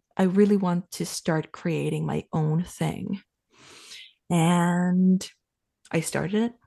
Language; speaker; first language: English; non-native, fluent; Finnish